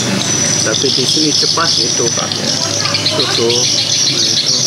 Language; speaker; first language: Indonesian; non-native, learner; Korean